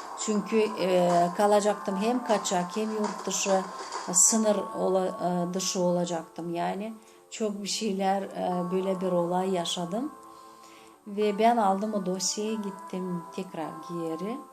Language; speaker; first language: Turkish; non-native, fluent; Gagauz